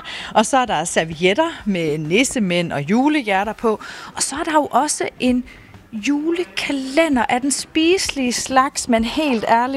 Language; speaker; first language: Danish; native; Danish